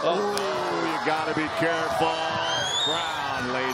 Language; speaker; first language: English; native; English